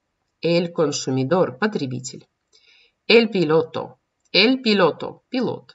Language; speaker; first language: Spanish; non-native, fluent; Russian